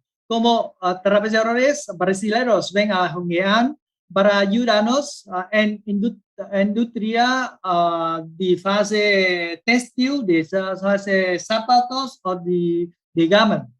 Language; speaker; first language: Spanish; non-native, learner; Vietnamese